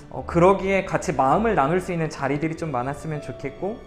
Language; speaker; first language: Korean; native; Korean